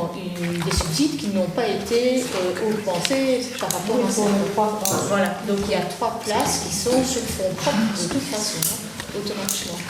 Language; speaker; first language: French; native; French